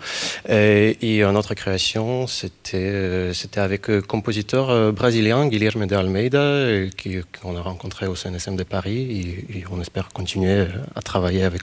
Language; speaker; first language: French; non-native, fluent; Ukrainian